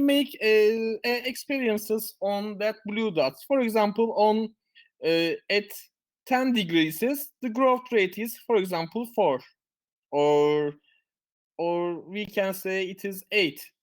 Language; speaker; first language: English; non-native, fluent; Turkish